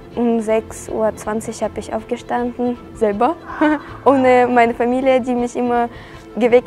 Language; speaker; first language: German; non-native, fluent; Russian